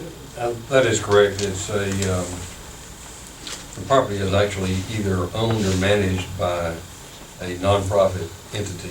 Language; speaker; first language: English; native; English